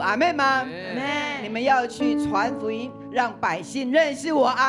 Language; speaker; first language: Chinese; native; Chinese